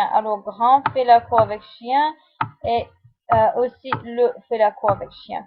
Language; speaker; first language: French; non-native, fluent; English